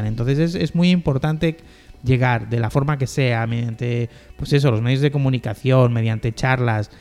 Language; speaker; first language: Spanish; native; Spanish